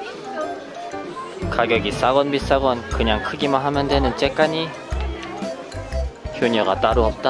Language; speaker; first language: Korean; native; Korean